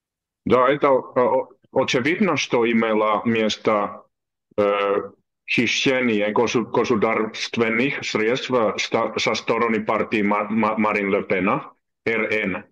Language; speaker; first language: Russian; non-native, learner; Finnish